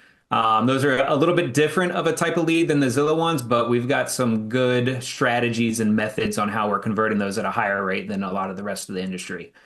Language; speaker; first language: English; native; English